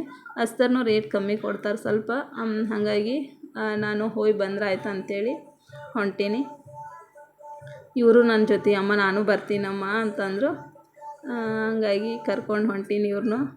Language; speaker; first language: Kannada; native; Kannada